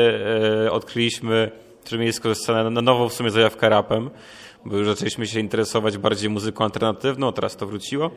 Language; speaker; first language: Polish; native; Polish